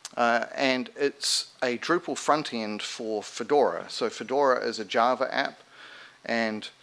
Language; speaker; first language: English; native; English